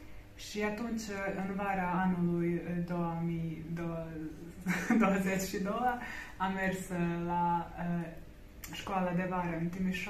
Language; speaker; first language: Romanian; non-native, learner; Croatian